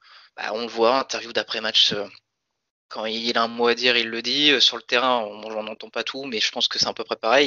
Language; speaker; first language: French; native; French